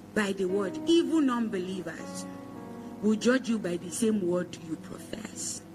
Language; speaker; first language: English; non-native, local second language; Igbo